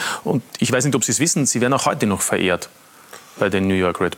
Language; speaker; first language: German; native; German